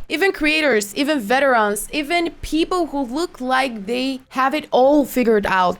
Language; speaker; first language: English; non-native, fluent; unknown